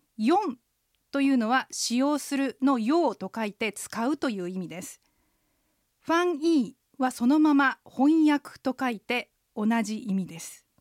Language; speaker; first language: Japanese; native; Japanese